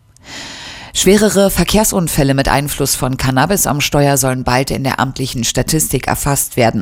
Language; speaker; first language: German; native; German